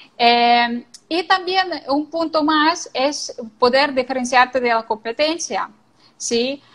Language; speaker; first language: Spanish; non-native, fluent; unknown